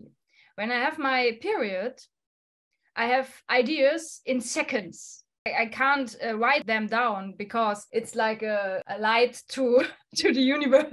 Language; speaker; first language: English; non-native, fluent; German